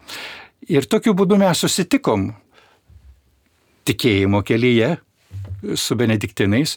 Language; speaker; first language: Lithuanian; native; Lithuanian